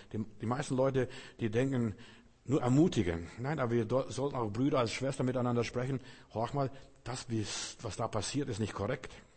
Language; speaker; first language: German; non-native, fluent; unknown